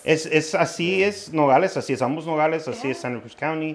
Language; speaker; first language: Spanish; early bilingual, other home language; English